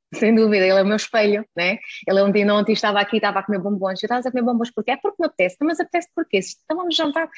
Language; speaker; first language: Portuguese; early bilingual, heritage; German